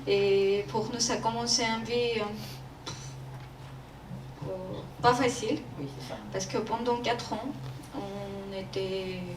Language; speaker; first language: French; non-native, learner; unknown